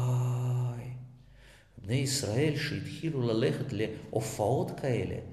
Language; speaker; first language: Hebrew; non-native, fluent; Russian